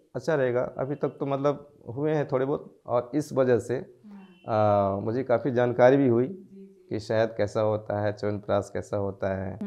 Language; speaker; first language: Hindi; native; Hindi